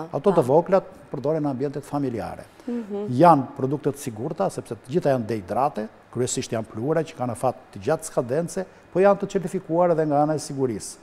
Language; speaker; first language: Albanian; native; Albanian